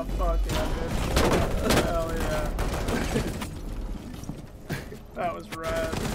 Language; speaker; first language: English; native; English